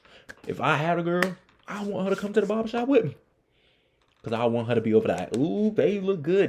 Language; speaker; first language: English; native; English